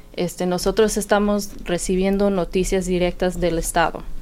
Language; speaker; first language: Spanish; non-native, fluent; English